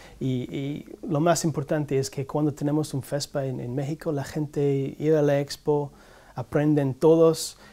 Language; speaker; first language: Spanish; non-native, learner; English